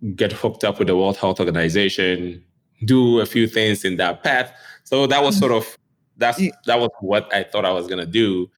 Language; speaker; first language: English; non-native, local second language; Akan